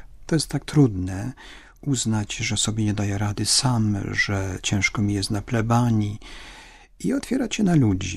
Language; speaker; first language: Polish; native; Polish